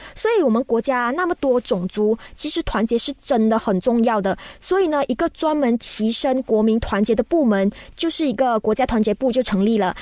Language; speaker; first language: Chinese; native; Chinese